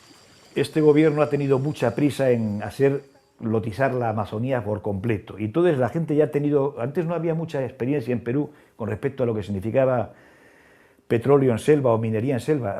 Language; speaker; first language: Spanish; native; Spanish